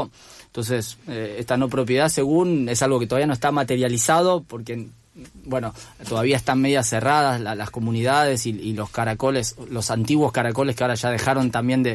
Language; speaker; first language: Spanish; native; Spanish